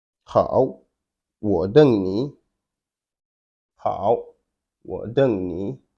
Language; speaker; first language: Chinese; non-native, fluent; Wolof